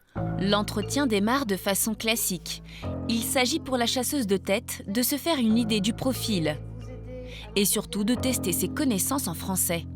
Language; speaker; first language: French; native; French